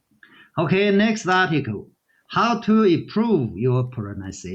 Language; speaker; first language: English; non-native, learner; Chinese